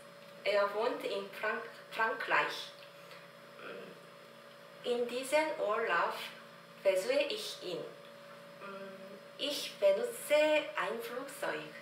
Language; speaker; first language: German; non-native, learner; Korean